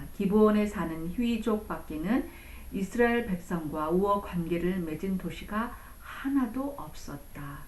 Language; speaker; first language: Korean; native; Korean